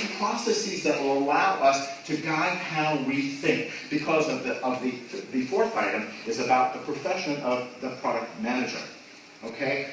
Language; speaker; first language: English; native; English